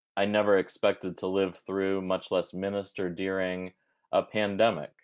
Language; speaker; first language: English; native; English